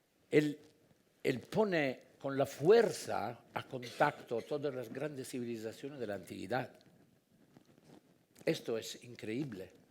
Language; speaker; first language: Spanish; non-native, fluent; Italian